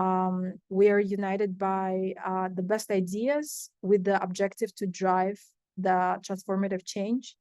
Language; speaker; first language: English; non-native, fluent; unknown